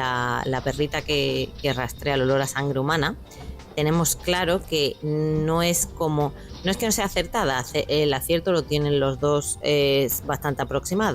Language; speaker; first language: Spanish; native; Spanish